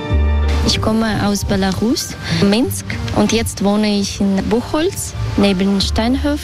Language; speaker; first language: German; non-native, learner; Russian